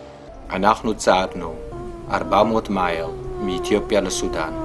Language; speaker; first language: Hebrew; early bilingual, other home language; Amharic